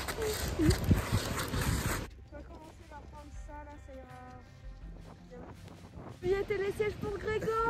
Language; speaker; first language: French; native; French